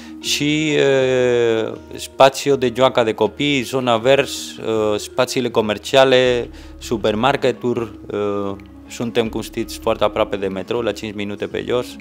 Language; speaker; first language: Romanian; non-native, fluent; Spanish